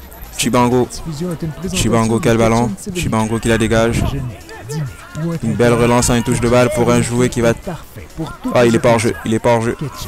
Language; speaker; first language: French; native; French